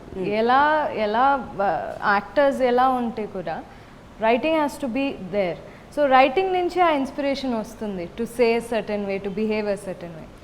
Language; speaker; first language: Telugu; non-native, fluent; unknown